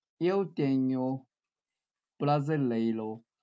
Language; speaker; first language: Portuguese; non-native, learner; Chinese